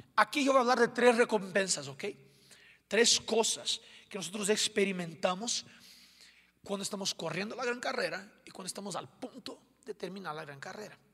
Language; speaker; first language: Spanish; non-native, fluent; Portuguese